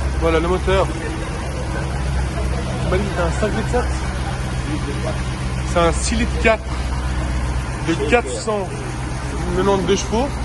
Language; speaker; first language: French; native; French